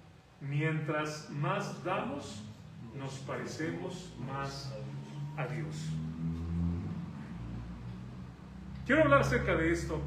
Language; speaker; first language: Spanish; native; Spanish